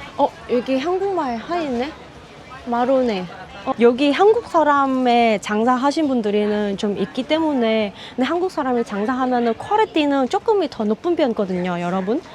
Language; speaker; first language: Korean; non-native, fluent; Vietnamese